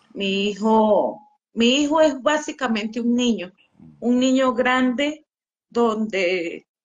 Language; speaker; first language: Spanish; native; Spanish